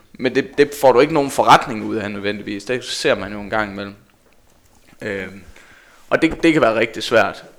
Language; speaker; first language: Danish; native; Danish